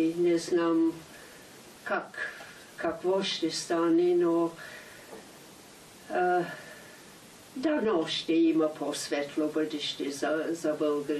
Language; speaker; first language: Bulgarian; non-native, fluent; English